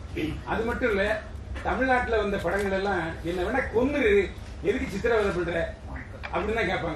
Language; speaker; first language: Tamil; native; Tamil